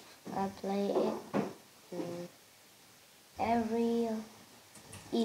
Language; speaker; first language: English; non-native, learner; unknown